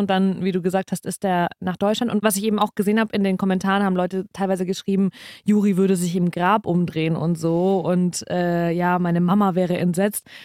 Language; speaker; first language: German; early bilingual, other home language; Russian